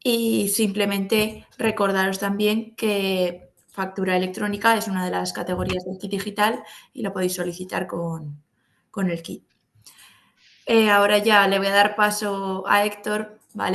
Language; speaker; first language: Spanish; native; Spanish